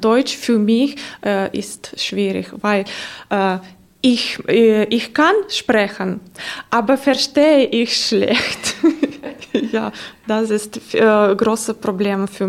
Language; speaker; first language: German; non-native, learner; Ukrainian